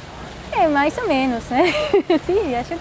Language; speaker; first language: Portuguese; non-native, fluent; Swiss German